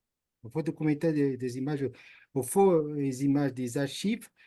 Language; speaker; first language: French; non-native, learner; Portuguese